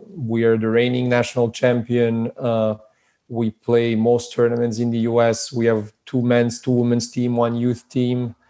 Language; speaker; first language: English; early bilingual, other home language; Serbian